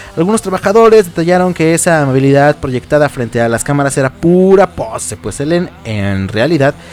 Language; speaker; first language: Spanish; native; Spanish